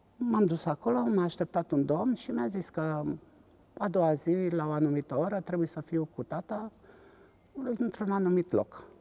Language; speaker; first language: Romanian; non-native, local second language; Hungarian